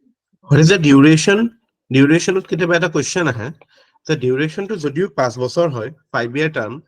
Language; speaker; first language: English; non-native, local second language; Assamese